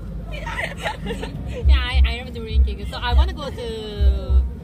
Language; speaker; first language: English; non-native, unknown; Japanese